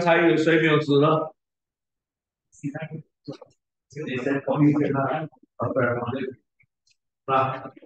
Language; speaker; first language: Chinese; native; Chinese